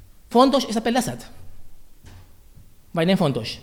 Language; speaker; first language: Hungarian; non-native, learner; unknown